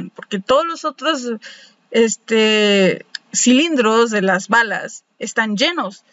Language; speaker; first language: Spanish; native; Spanish